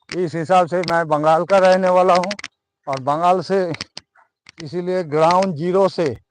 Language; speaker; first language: Hindi; non-native, local second language; Bangla